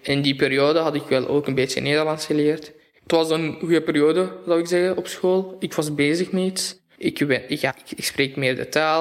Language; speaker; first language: Dutch; non-native, fluent; Arabic